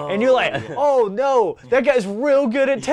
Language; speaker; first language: English; native; English